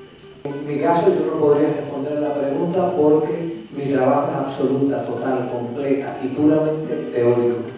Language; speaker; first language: Spanish; native; Spanish